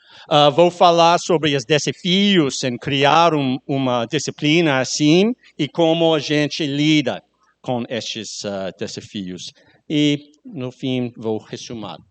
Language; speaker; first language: Portuguese; non-native, learner; English